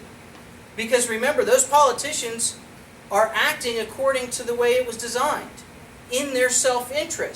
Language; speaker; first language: English; native; English